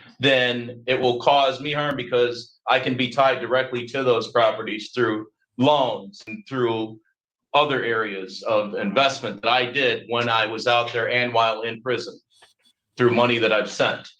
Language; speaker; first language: English; native; English